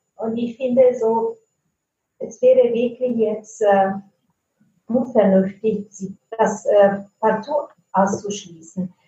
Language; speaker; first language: German; non-native, fluent; Italian